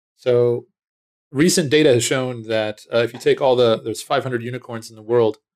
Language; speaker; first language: English; native; English